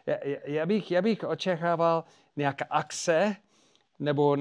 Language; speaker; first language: Czech; non-native, fluent; English